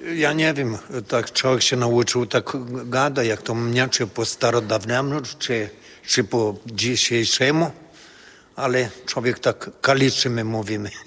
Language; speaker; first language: Polish; early bilingual, heritage; Polish